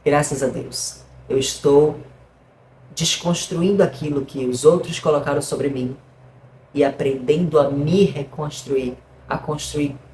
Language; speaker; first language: Portuguese; native; Portuguese